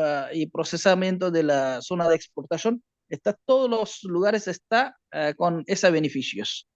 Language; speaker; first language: Spanish; non-native, learner; Bangla